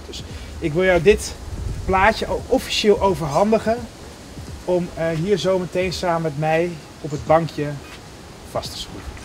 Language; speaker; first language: Dutch; native; Dutch